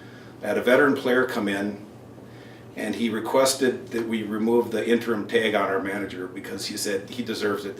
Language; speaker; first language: English; native; English